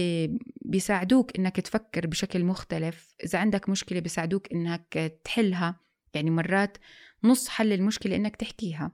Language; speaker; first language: Arabic; native; Arabic